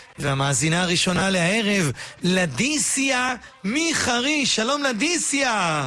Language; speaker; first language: Hebrew; native; Hebrew